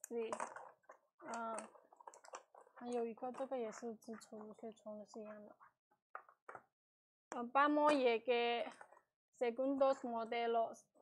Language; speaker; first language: Spanish; non-native, learner; Chinese